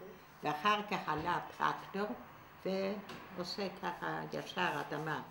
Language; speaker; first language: Hebrew; non-native, fluent; Yiddish